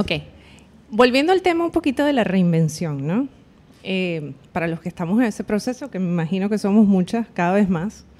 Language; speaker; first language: Spanish; native; Spanish